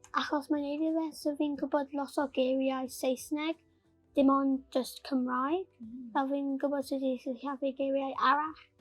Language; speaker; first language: Welsh; non-native, local second language; English